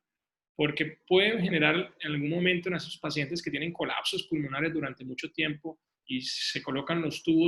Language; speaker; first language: Spanish; native; Spanish